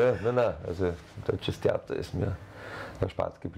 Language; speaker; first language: German; native; German